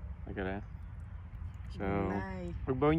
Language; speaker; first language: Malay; non-native, learner; Dutch